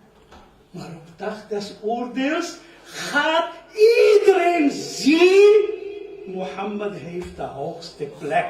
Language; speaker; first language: Dutch; non-native, learner; Urdu